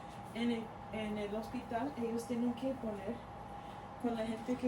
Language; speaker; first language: Spanish; early bilingual, heritage; Spanish